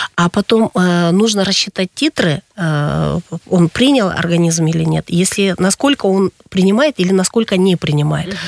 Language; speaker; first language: Russian; non-native, local second language; Kyrgyz